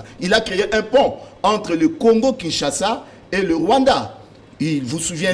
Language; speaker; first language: French; non-native, local second language; Lingala